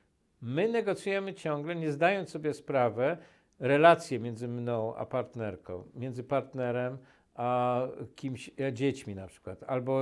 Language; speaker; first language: Polish; native; Polish